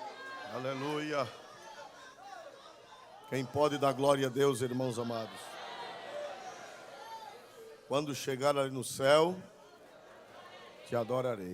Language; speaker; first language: Portuguese; native; Portuguese